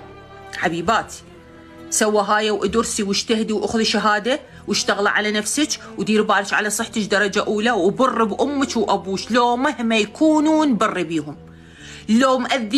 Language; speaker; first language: Arabic; native; Arabic